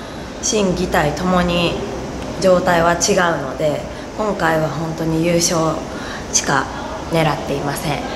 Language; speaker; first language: Japanese; native; Japanese